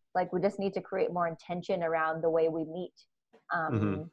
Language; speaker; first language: English; native; English